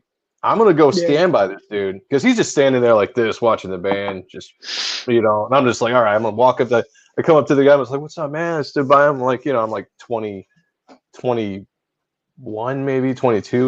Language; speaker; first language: English; native; English